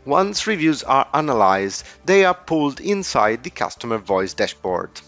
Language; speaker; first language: English; non-native, fluent; Italian